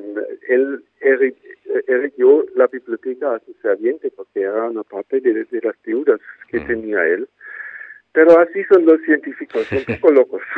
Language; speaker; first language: Spanish; non-native, fluent; German